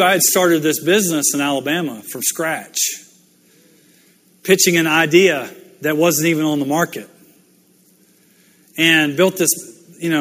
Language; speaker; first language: English; native; English